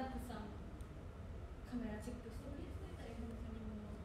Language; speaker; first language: Japanese; native; Japanese